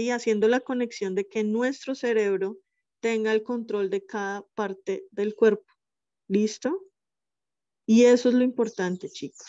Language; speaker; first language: Spanish; native; Spanish